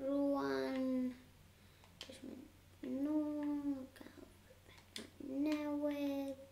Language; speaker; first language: Welsh; non-native, local second language; English